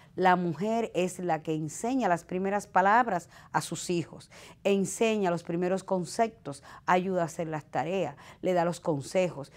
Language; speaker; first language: Spanish; native; Spanish